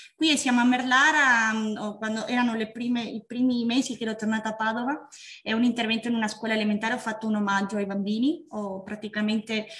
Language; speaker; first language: Italian; non-native, fluent; Spanish